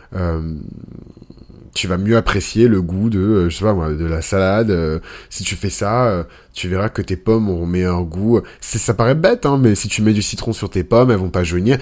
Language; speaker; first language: French; early bilingual, other home language; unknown